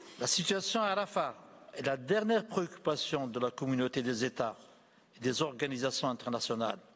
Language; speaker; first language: French; non-native, local second language; Arabic